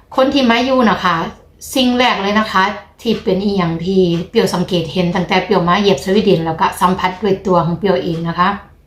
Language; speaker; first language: Thai; native; Thai